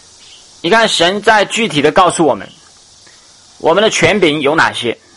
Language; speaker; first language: Chinese; native; Chinese